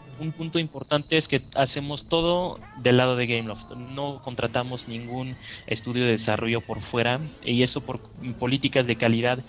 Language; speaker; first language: Spanish; non-native, fluent; French